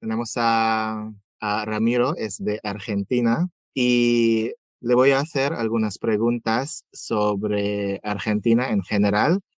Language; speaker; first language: Spanish; non-native, fluent; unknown